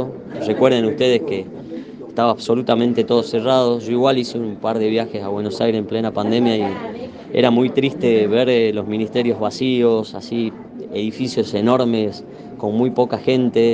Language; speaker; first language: Spanish; native; Spanish